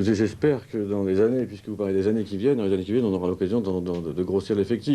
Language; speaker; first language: French; native; French